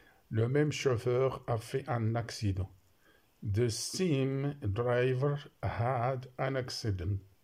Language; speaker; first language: French; non-native, local second language; Arabic